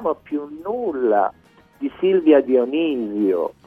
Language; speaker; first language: Italian; non-native, local second language; Sicilian